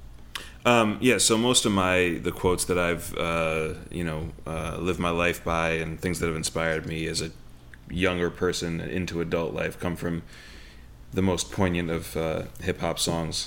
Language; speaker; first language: English; native; English